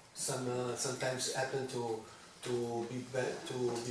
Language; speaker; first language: English; non-native, learner; Italian